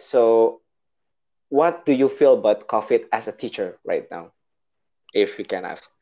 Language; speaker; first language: English; non-native, learner; Indonesian